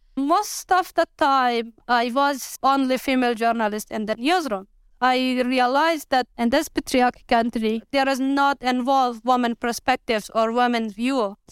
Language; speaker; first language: English; non-native, learner; Persian